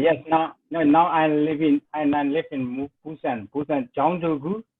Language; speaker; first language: English; non-native, learner; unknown